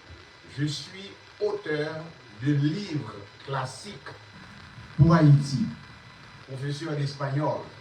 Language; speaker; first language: French; non-native, local second language; Haitian Creole